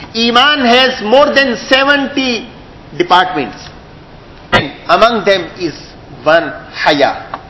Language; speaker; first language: English; non-native, local second language; Urdu